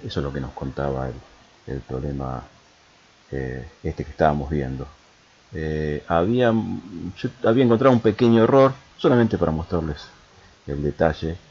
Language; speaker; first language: Spanish; native; Spanish